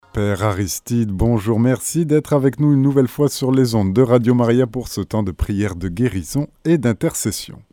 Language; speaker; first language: French; native; French